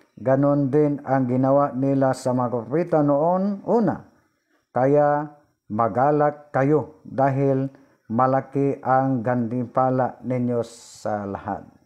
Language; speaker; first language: Filipino; non-native, local second language; Cebuano